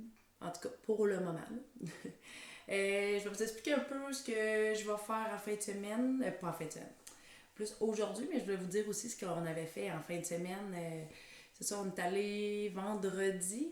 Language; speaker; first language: French; native; French